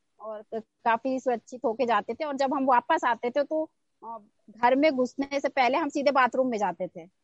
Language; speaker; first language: Hindi; native; Hindi